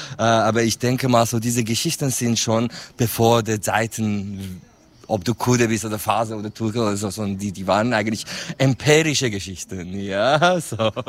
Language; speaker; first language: German; non-native, fluent; Kurdish